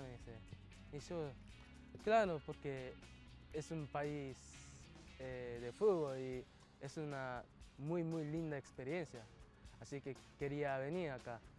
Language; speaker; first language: Spanish; non-native, fluent; Japanese